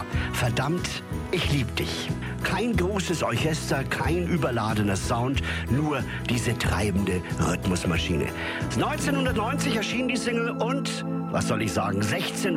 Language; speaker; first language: German; native; German